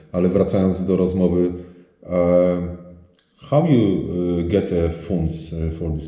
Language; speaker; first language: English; non-native, learner; Polish